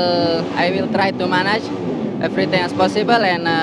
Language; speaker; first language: English; non-native, fluent; Indonesian